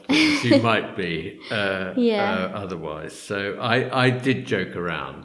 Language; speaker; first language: English; native; English